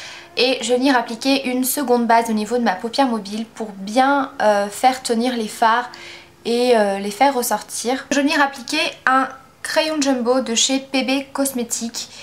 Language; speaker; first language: French; native; French